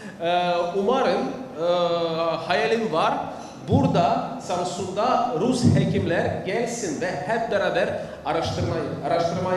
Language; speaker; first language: Turkish; non-native, learner; Russian